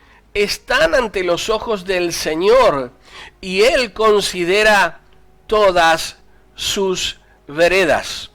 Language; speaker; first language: Spanish; native; Spanish